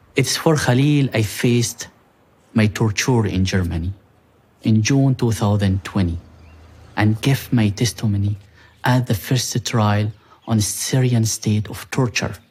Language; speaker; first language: English; non-native, fluent; Arabic